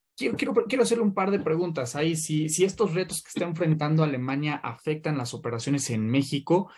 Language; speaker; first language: Spanish; native; Spanish